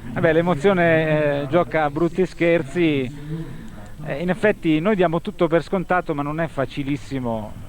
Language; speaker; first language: Italian; native; Italian